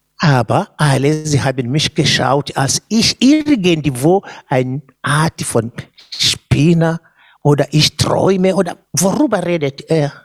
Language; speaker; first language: German; non-native, fluent; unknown